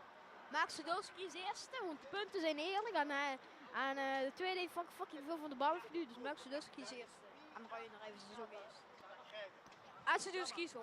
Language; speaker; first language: Dutch; native; Dutch